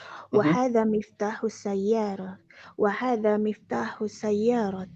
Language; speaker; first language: Arabic; non-native, learner; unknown